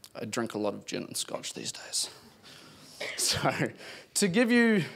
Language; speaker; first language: English; native; English